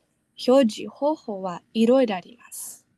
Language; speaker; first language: Japanese; non-native, learner; English